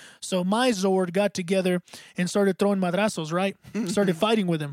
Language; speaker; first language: English; native; English